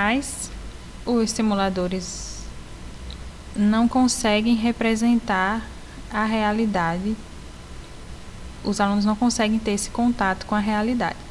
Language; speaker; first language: Portuguese; native; Portuguese